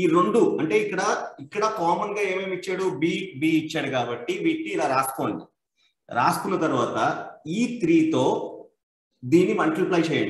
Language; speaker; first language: Telugu; native; Telugu